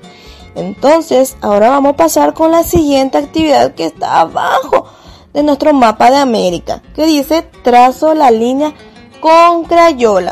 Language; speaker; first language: Spanish; native; Spanish